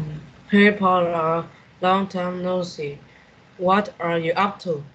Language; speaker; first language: English; non-native, learner; Vietnamese